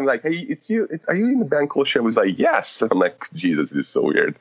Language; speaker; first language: English; non-native, fluent; Italian